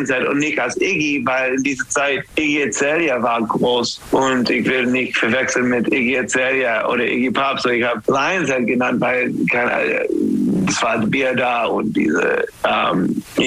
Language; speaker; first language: German; non-native, learner; English